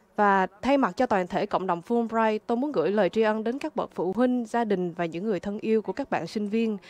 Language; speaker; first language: Vietnamese; non-native, fluent; French